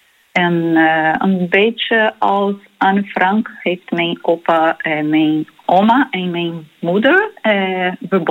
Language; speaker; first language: Dutch; non-native, learner; Portuguese